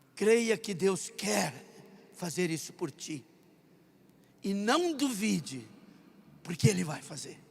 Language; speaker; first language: Portuguese; non-native, local second language; German